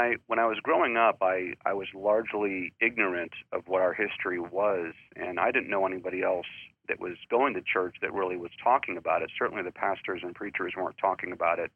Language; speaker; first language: English; native; English